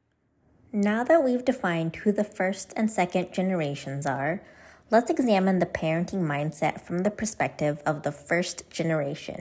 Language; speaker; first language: English; native; English